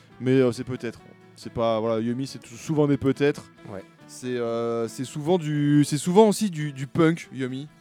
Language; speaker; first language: French; native; French